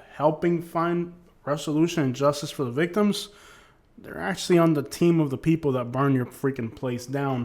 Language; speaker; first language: English; native; English